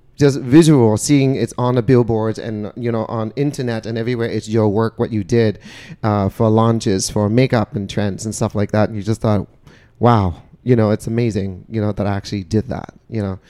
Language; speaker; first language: English; non-native, fluent; Vietnamese